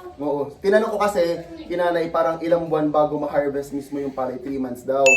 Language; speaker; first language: Filipino; non-native, local second language; Bikol